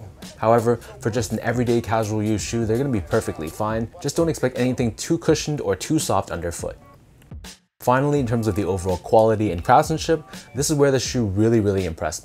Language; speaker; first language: English; native; English